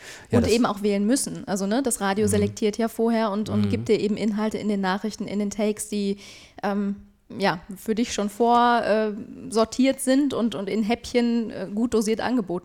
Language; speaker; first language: German; native; German